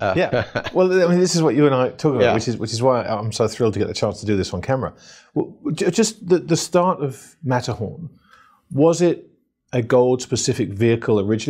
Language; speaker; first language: English; native; English